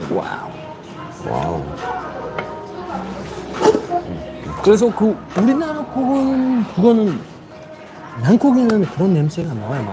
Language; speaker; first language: Korean; non-native, fluent; Uzbek